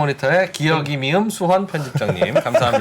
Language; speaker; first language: Korean; native; Korean